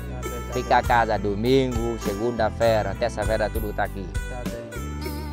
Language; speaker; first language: Portuguese; non-native, learner; Vietnamese